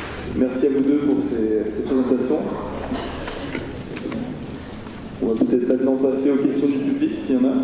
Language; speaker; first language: French; native; French